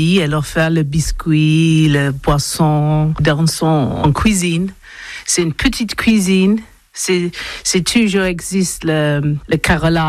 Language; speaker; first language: French; non-native, learner; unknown